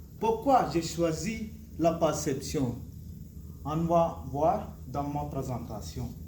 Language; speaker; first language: French; non-native, learner; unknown